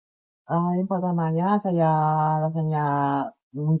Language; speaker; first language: Indonesian; non-native, learner; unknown